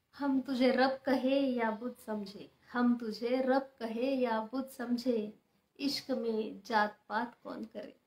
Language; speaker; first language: Hindi; non-native, local second language; Marathi